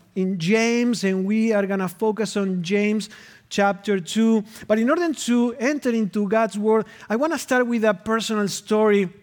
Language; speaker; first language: English; non-native, fluent; Spanish